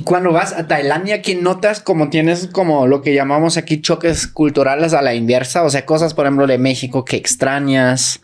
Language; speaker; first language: Spanish; native; Spanish